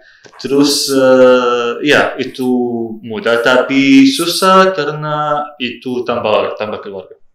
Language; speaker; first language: Indonesian; non-native, learner; Arabic